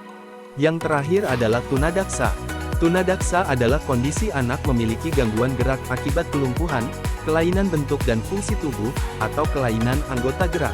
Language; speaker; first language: Indonesian; native; Indonesian